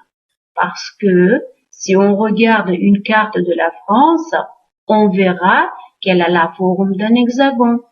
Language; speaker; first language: French; non-native, fluent; Uzbek